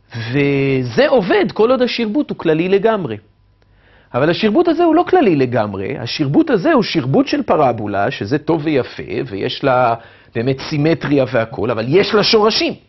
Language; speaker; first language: Hebrew; native; Hebrew